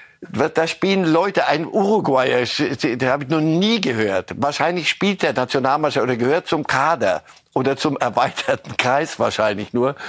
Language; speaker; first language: German; native; German